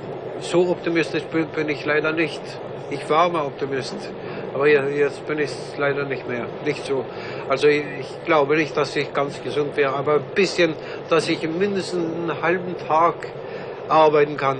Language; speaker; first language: German; non-native, fluent; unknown